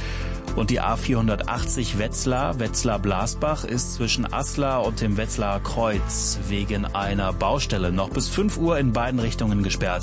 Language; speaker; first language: German; native; German